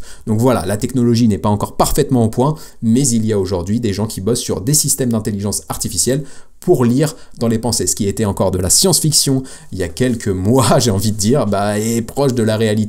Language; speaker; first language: French; native; French